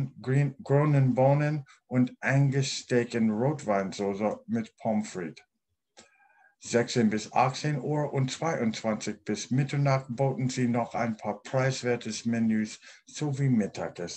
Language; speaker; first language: German; non-native, learner; English